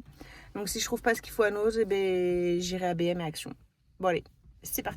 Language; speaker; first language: French; native; French